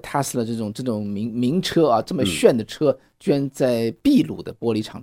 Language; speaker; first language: Chinese; native; Chinese